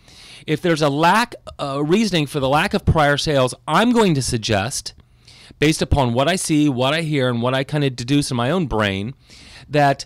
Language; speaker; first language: English; native; English